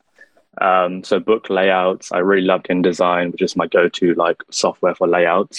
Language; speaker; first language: English; native; English